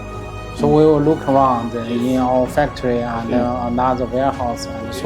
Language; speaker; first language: English; non-native, learner; Chinese